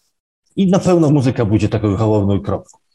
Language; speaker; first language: Belarusian; non-native, local second language; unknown